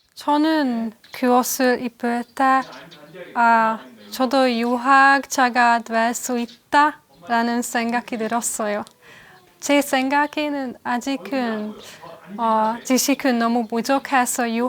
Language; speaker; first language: Korean; non-native, fluent; Hungarian